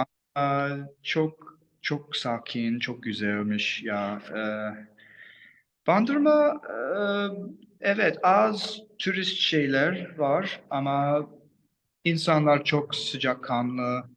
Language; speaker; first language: Turkish; non-native, learner; English